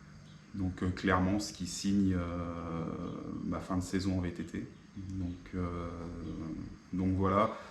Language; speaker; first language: French; native; French